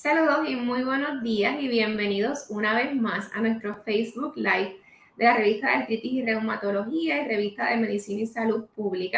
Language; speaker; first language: Spanish; native; Spanish